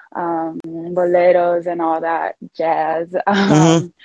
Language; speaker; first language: English; early bilingual, other home language; Spanish